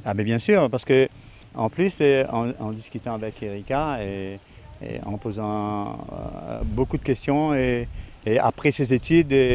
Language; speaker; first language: French; non-native, local second language; Réunion Creole French